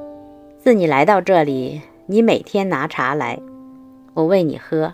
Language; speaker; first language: Chinese; native; Chinese